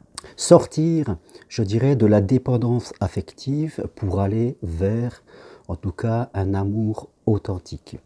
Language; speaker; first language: French; native; French